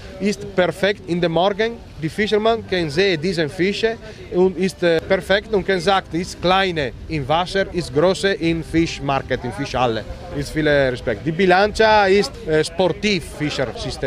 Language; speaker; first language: German; non-native, learner; Italian